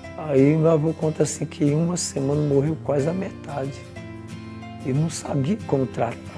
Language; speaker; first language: Portuguese; non-native, local second language; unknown